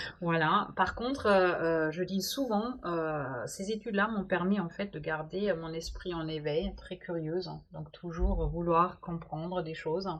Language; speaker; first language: French; non-native, fluent; German